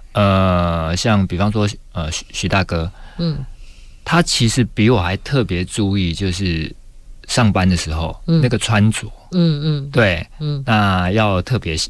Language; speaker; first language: Chinese; native; Chinese